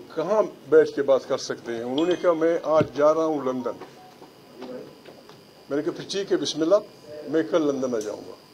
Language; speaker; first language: Urdu; non-native, local second language; Pashto